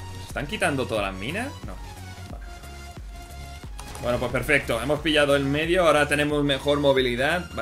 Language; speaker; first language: Spanish; native; Spanish